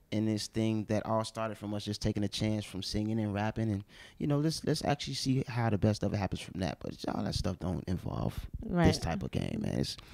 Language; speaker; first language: English; native; English